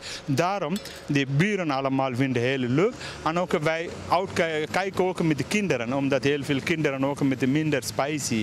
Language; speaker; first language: Dutch; non-native, learner; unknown